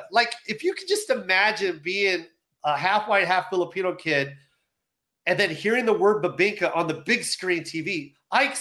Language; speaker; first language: English; native; English